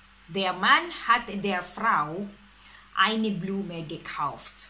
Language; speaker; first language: German; non-native, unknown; Filipino